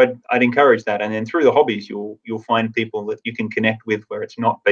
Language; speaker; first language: English; native; English